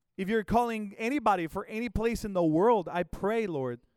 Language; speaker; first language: English; non-native, fluent; Spanish